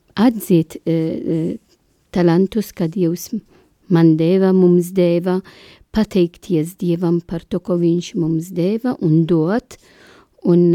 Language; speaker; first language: Latvian; non-native, learner; Italian